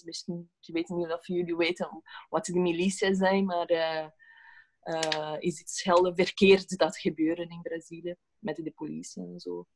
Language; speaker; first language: Dutch; non-native, fluent; Portuguese